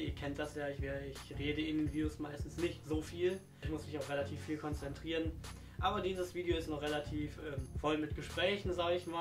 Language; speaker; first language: German; native; German